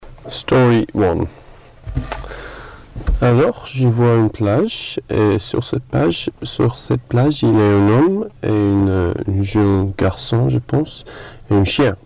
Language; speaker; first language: French; non-native, learner; English